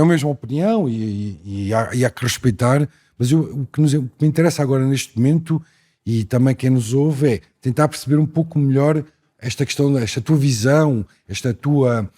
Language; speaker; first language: Portuguese; native; Portuguese